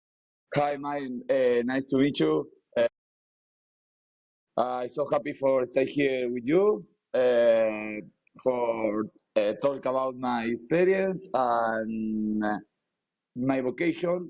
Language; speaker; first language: English; non-native, learner; Spanish